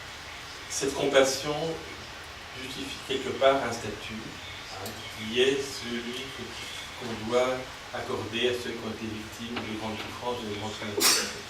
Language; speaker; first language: French; native; French